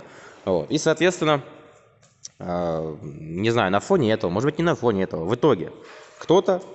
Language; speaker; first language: Russian; native; Russian